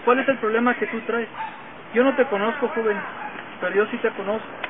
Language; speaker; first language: Spanish; early bilingual, heritage; Spanish